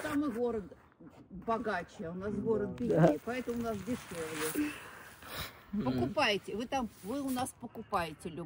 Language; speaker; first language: Russian; native; Russian